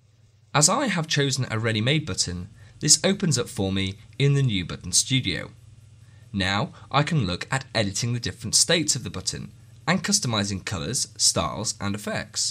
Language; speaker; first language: English; native; English